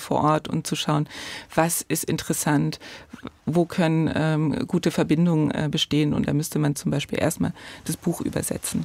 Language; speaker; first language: German; native; German